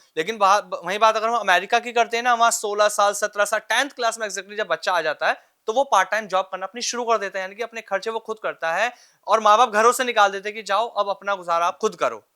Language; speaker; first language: Hindi; native; Hindi